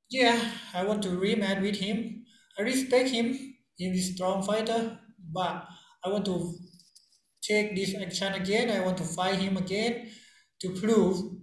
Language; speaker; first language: English; non-native, learner; Thai